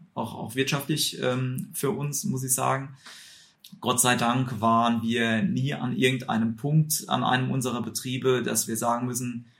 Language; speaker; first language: German; native; German